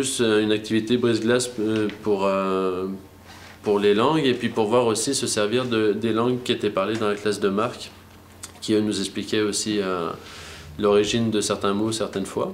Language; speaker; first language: French; native; French